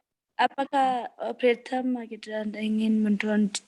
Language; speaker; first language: Indonesian; non-native, learner; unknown